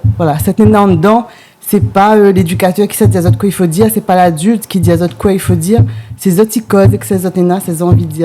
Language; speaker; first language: French; non-native, local second language; Réunion Creole French